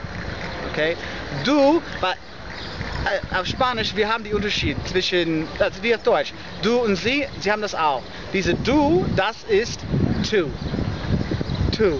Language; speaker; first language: German; non-native, learner; English